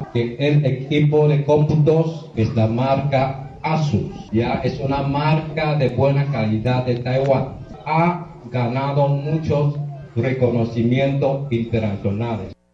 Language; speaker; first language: Spanish; non-native, fluent; Chinese